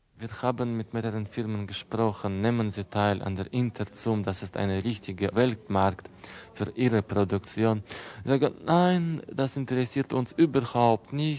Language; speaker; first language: German; non-native, learner; Russian